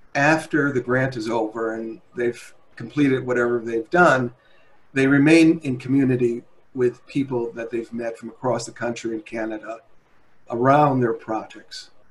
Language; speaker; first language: English; native; English